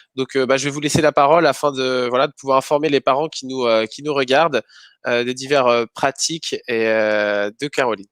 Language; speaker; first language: French; native; French